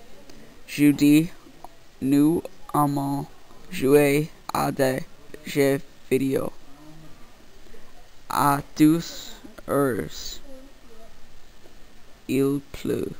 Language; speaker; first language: French; non-native, learner; English